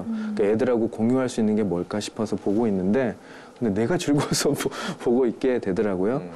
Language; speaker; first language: Korean; native; Korean